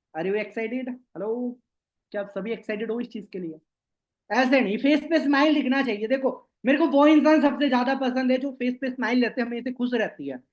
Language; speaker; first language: Hindi; non-native, local second language; Bangla